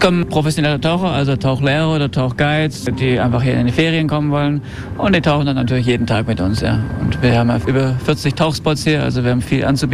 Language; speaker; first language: German; non-native, fluent; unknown